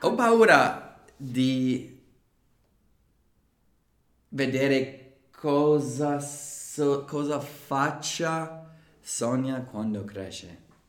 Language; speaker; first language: Italian; non-native, fluent; English